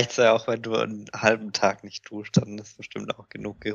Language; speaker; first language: German; native; German